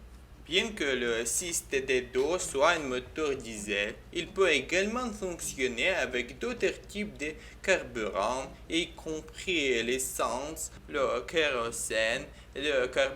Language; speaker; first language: French; non-native, learner; Ukrainian